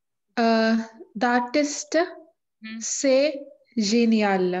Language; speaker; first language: French; non-native, learner; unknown